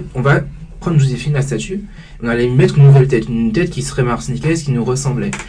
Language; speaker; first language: French; native; French